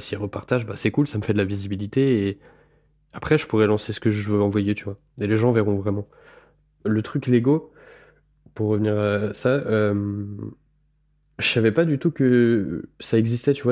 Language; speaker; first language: French; native; French